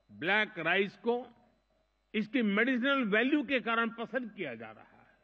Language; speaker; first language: Hindi; non-native, local second language; Gujarati